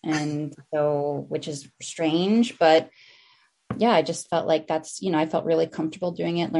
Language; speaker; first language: English; early bilingual, other home language; Filipino